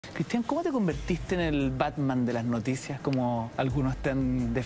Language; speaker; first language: Spanish; native; Spanish